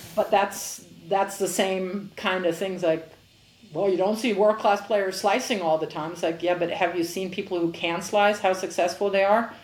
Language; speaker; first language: English; non-native, fluent; German